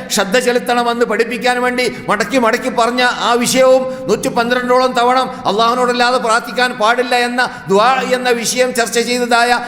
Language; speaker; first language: Malayalam; native; Malayalam